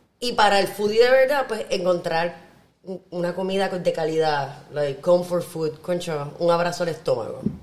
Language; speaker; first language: Spanish; native; Spanish